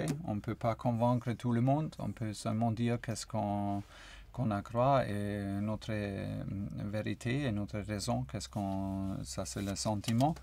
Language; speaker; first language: French; non-native, fluent; German